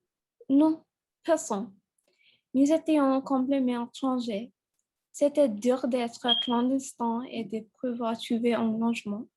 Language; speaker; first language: French; non-native, learner; English